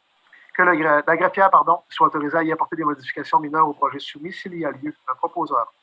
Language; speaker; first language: French; native; French